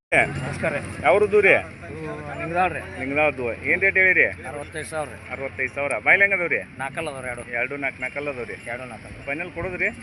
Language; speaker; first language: Kannada; native; Kannada